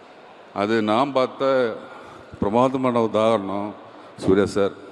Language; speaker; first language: Tamil; non-native, learner; Malayalam